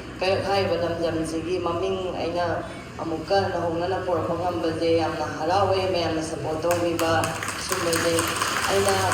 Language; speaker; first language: Manipuri; native; Manipuri